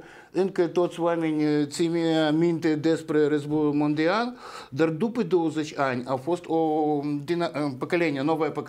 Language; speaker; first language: Romanian; non-native, local second language; Russian